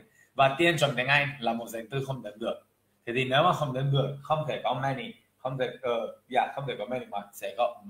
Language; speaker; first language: Vietnamese; non-native, fluent; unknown